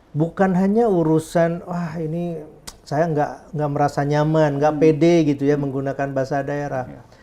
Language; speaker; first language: Indonesian; non-native, local second language; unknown